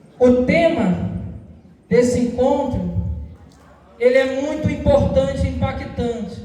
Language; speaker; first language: Portuguese; native; Portuguese